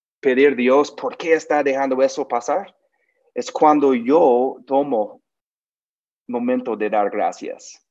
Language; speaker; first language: Spanish; non-native, learner; English